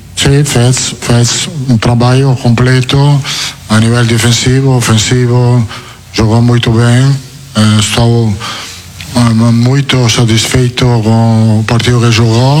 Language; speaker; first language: Portuguese; non-native, fluent; Italian